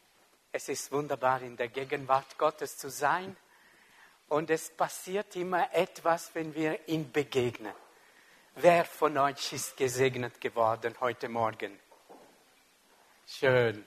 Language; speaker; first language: German; non-native, local second language; French